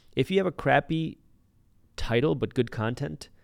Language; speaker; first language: English; early bilingual, other home language; Punjabi